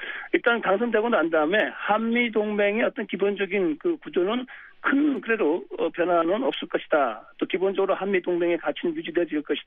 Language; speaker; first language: Korean; native; Korean